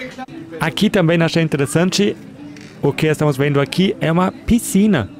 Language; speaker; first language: Portuguese; non-native, fluent; German